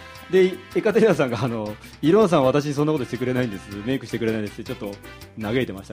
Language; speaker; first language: Japanese; native; Japanese